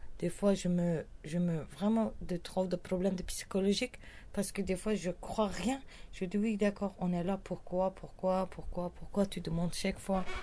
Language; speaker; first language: French; non-native, learner; Kurdish